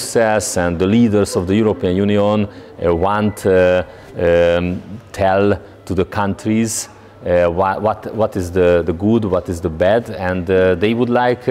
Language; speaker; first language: English; non-native, learner; Hungarian